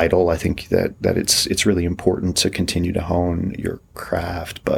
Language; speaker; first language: English; native; English